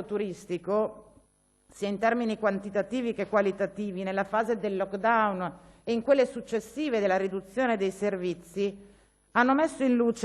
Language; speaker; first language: Italian; native; Italian